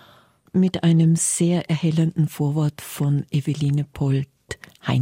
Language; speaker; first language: German; native; German